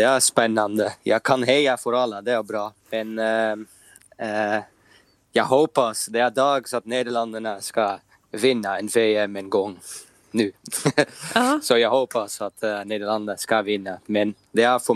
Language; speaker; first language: Swedish; non-native, learner; Dutch